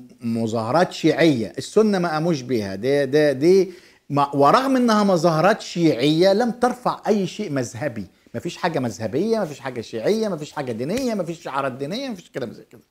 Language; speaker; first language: Arabic; native; Arabic